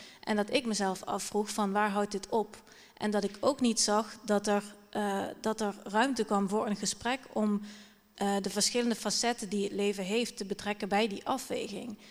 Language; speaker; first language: Dutch; native; Dutch